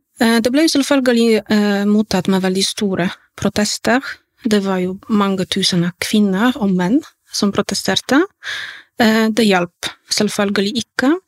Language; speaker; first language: Norwegian; non-native, fluent; Polish